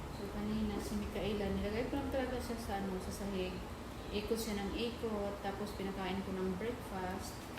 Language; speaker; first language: Filipino; non-native, local second language; Cebuano